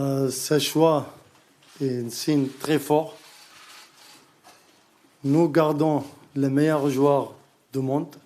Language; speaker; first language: French; non-native, learner; Arabic